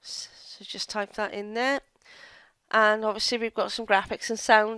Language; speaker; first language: English; native; English